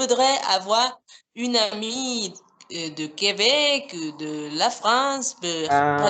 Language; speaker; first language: French; non-native, fluent; Spanish